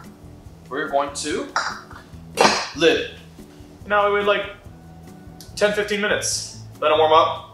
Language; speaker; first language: English; native; English